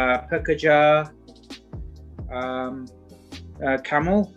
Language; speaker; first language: Indonesian; non-native, learner; English